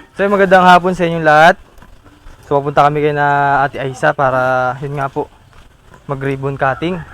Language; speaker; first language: Filipino; native; Filipino